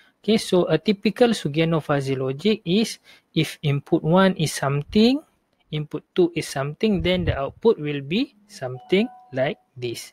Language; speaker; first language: English; non-native, local second language; Malay